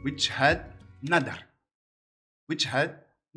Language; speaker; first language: Arabic; non-native, learner; Portuguese